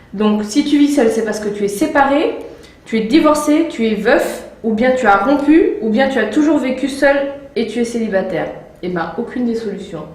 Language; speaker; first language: French; native; French